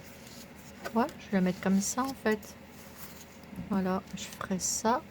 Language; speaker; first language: French; native; French